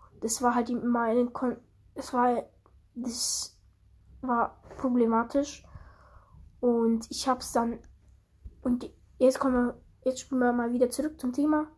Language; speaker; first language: German; early bilingual, other home language; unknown